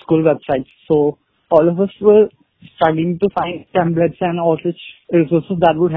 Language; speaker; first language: English; non-native, local second language; Malayalam